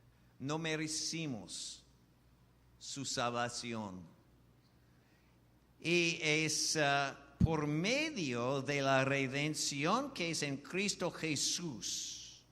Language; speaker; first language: Spanish; non-native, fluent; English